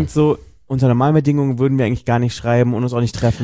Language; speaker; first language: German; native; German